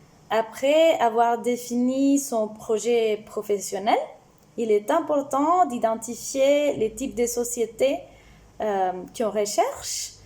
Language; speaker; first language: French; non-native, fluent; Spanish